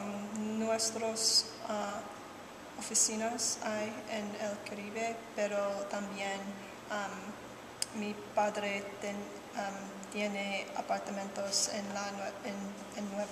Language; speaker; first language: Spanish; non-native, learner; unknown